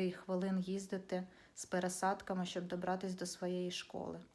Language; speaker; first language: Ukrainian; non-native, local second language; Russian